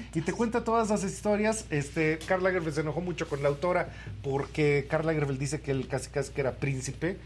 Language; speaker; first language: Spanish; native; Spanish